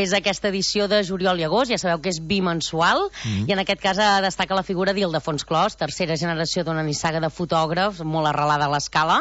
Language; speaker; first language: Catalan; native; Catalan